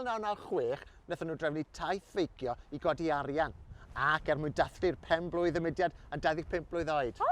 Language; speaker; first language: Welsh; native; Welsh